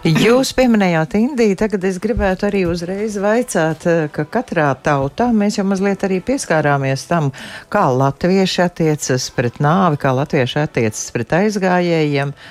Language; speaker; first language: Latvian; native; Latvian